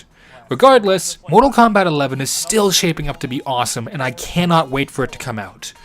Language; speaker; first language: English; native; English